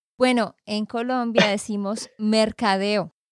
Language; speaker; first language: Spanish; native; Spanish